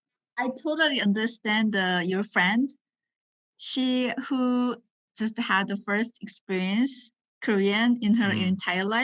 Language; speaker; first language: English; non-native, learner; Korean